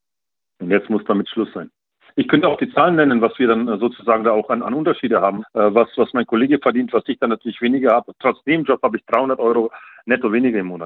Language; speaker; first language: German; native; German